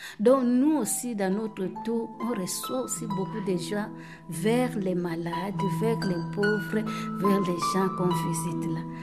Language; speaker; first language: French; non-native, fluent; Tamil